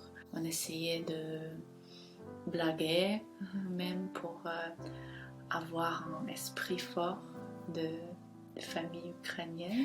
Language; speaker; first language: French; non-native, fluent; Ukrainian